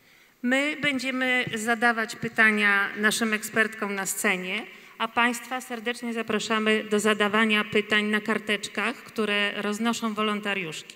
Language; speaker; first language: Polish; native; Polish